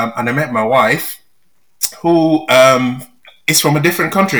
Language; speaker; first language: English; non-native, local second language; Yoruba